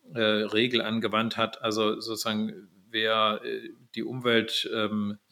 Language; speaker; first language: German; native; German